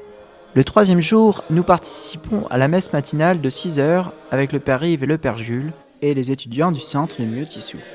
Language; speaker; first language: French; native; French